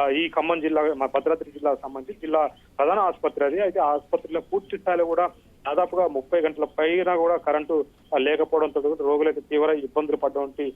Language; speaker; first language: Telugu; native; Telugu